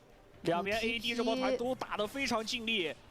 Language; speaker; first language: Chinese; native; Chinese